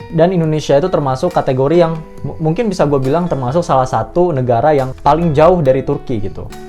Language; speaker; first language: Indonesian; native; Indonesian